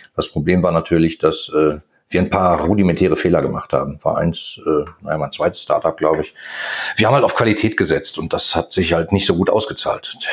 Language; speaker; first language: German; native; German